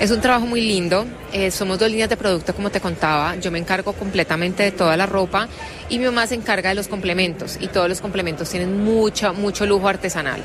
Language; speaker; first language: Spanish; native; Spanish